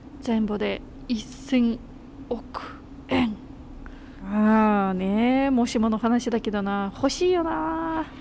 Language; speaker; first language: Japanese; non-native, fluent; Russian